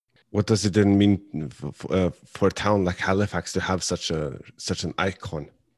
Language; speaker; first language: English; non-native, fluent; Norwegian